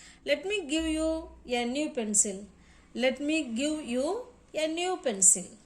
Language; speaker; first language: English; non-native, local second language; Tamil